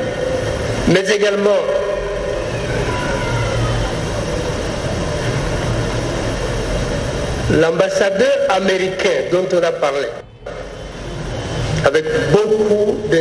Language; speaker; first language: French; non-native, local second language; Kinyarwanda